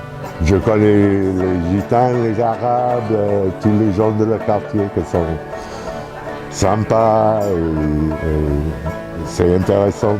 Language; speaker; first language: French; non-native, fluent; English